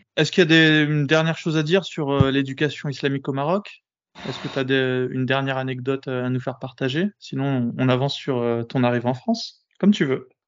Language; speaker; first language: French; native; French